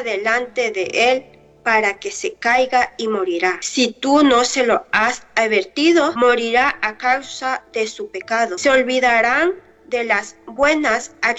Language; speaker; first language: Spanish; non-native, local second language; Mixtepec Mixtec